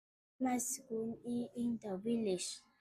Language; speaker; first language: English; non-native, learner; Vietnamese